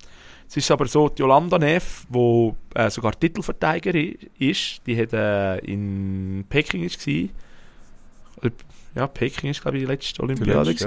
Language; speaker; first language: German; native; German